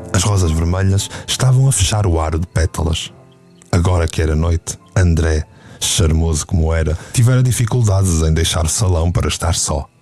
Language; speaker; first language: Portuguese; native; Portuguese